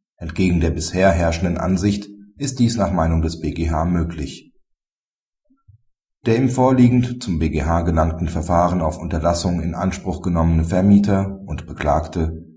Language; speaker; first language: German; native; German